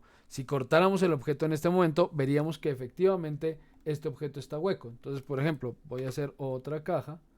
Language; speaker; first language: Spanish; native; Spanish